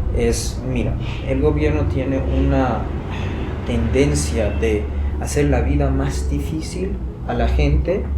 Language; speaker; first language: Spanish; non-native, fluent; Persian